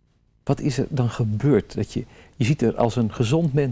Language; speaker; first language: Dutch; native; Dutch